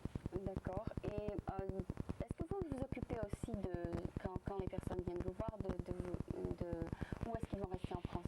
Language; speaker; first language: French; native; French